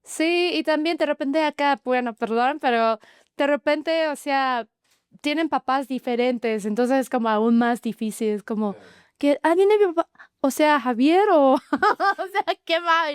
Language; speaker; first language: Spanish; non-native, fluent; Chinese